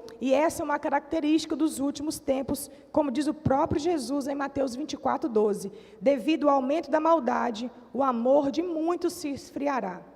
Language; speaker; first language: Portuguese; native; Portuguese